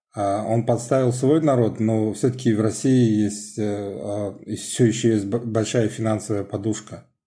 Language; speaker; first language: Russian; non-native, local second language; Tajik